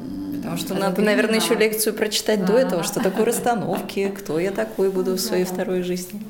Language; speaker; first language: Russian; native; Russian